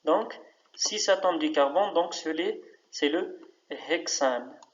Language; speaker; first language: French; non-native, local second language; Arabic